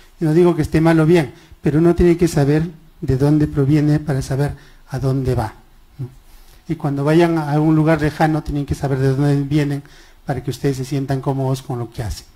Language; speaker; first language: Spanish; non-native, local second language; Quechua